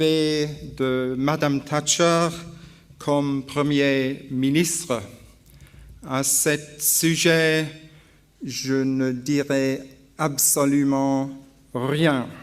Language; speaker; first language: French; non-native, learner; English